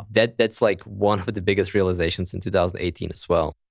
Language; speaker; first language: English; non-native, fluent; German